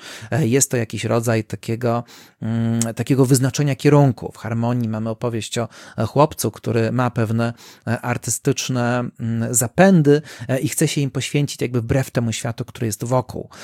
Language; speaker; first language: Polish; native; Polish